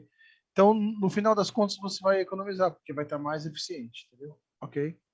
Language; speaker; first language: Portuguese; native; Portuguese